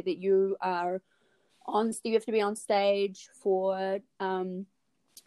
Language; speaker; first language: English; native; English